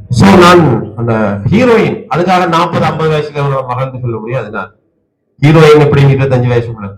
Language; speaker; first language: Tamil; native; Tamil